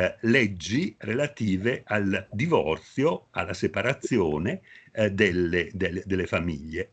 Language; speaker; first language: Italian; native; Italian